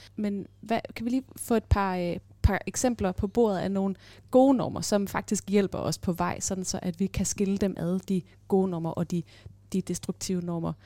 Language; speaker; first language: Danish; native; Danish